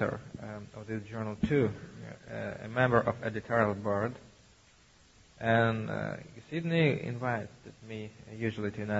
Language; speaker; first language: English; non-native, learner; Russian